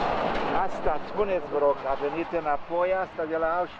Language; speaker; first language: Romanian; non-native, local second language; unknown